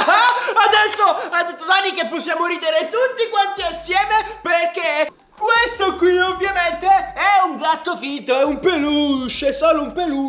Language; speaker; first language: Italian; native; Italian